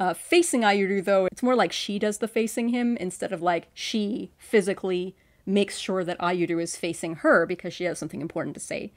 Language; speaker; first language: English; native; English